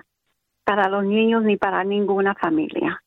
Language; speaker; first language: Spanish; early bilingual, other home language; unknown